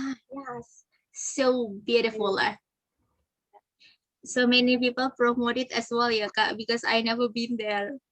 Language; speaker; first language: English; non-native, fluent; Indonesian